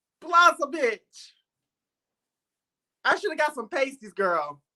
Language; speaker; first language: English; native; English